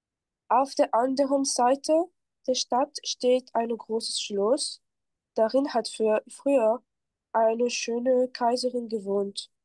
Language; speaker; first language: German; non-native, fluent; French